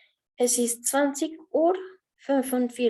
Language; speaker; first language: German; non-native, fluent; Spanish